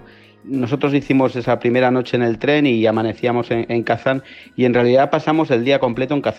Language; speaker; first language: Spanish; native; Spanish